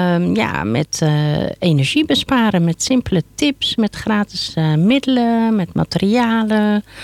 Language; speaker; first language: Dutch; native; Dutch